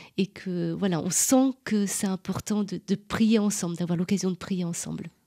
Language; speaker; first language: French; native; French